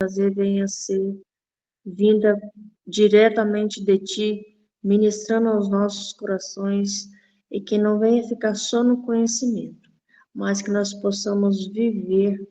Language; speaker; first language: Portuguese; native; Portuguese